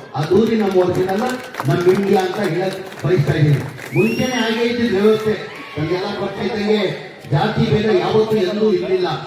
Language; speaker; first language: Kannada; non-native, local second language; Urdu